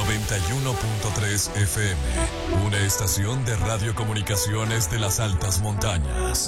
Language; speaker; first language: Spanish; native; Spanish